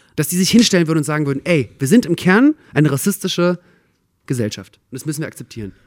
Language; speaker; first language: German; early bilingual, other home language; Russian